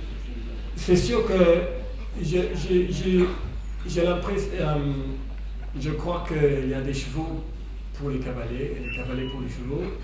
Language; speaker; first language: French; non-native, fluent; English